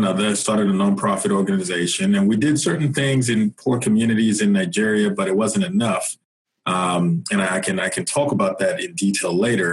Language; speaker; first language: English; non-native, local second language; Yoruba